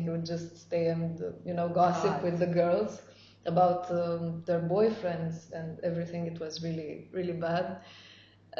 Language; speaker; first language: English; non-native, fluent; Romanian